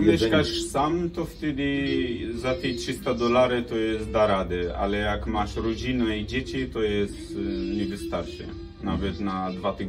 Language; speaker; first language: Polish; non-native, learner; Arabic